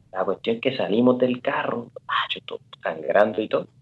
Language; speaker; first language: Spanish; native; Spanish